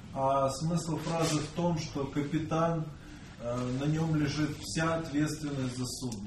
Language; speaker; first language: Russian; native; Russian